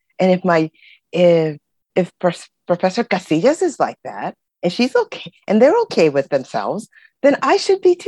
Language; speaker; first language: English; early bilingual, other home language; Spanish